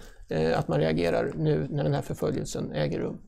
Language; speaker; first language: Swedish; native; Swedish